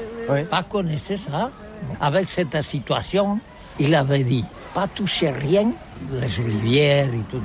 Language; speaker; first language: French; non-native, learner; Catalan